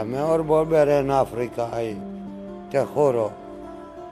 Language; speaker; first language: Spanish; non-native, learner; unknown